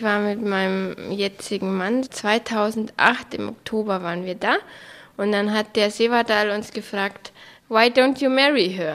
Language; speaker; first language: German; native; German